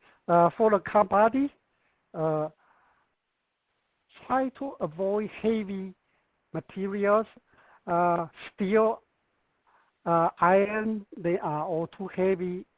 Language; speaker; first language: English; non-native, fluent; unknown